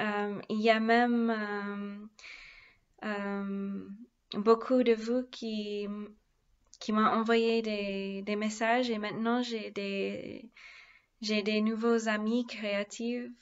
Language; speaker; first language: French; non-native, fluent; English